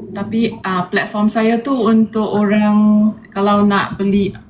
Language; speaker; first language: Malay; native; Malay